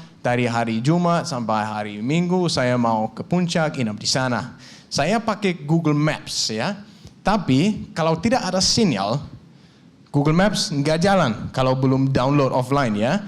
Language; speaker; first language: Indonesian; non-native, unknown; Danish